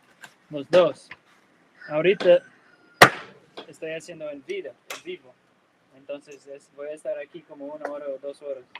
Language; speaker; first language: Spanish; non-native, learner; English